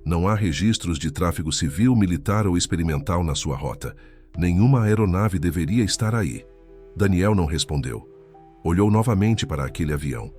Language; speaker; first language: Portuguese; native; Portuguese